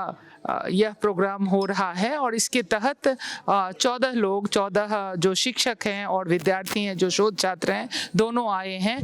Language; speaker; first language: Hindi; native; Hindi